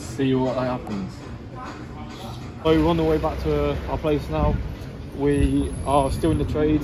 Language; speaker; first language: English; native; English